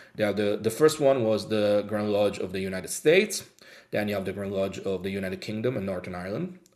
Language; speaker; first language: English; non-native, fluent; Italian